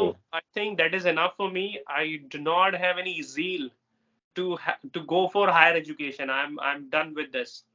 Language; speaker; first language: English; non-native, local second language; Hindi